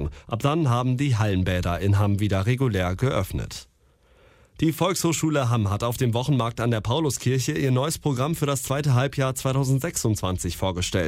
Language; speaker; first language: German; native; German